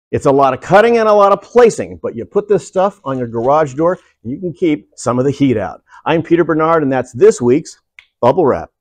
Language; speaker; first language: English; native; English